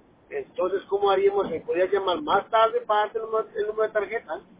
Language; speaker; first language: Spanish; native; Spanish